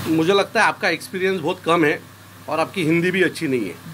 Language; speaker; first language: Hindi; non-native, local second language; Marathi